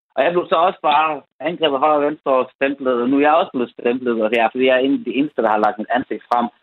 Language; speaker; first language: Danish; early bilingual, other home language; Persian